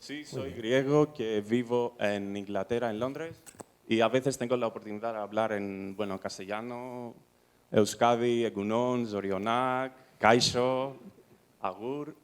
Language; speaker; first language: Spanish; non-native, fluent; Greek